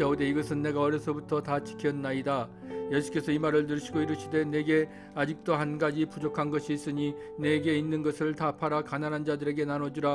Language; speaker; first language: Korean; native; Korean